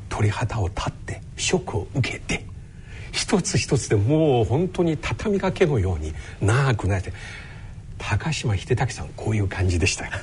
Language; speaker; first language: Japanese; non-native, fluent; Chinese